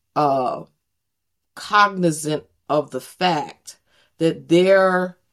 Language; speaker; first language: English; native; English